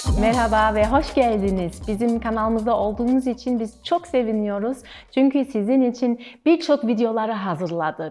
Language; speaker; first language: Turkish; early bilingual, other home language; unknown